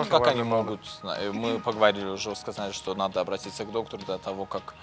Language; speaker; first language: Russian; non-native, local second language; Azerbaijani